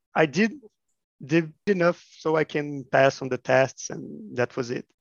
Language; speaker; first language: English; non-native, fluent; Portuguese